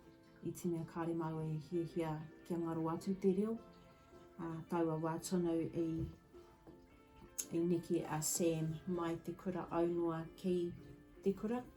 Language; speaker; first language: Māori; non-native, local second language; English